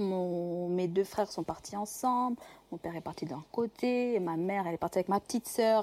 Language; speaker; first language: French; non-native, local second language; Kinyarwanda